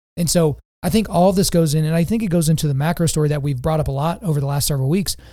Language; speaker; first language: English; native; English